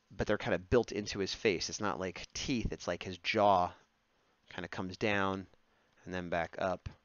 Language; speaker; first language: English; native; English